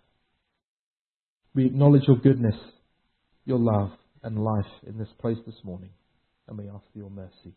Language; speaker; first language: English; native; English